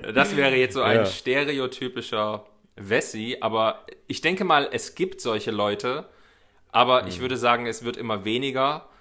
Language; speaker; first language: German; native; German